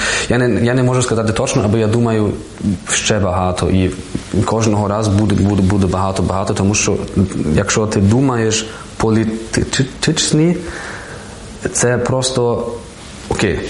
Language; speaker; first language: Ukrainian; non-native, learner; German